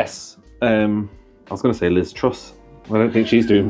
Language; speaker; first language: English; native; English